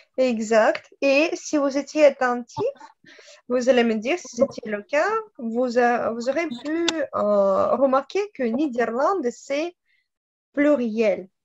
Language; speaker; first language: French; non-native, fluent; Russian